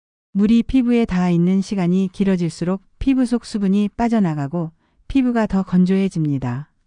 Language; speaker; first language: Korean; native; Korean